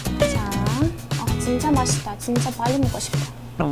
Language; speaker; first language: Korean; non-native, learner; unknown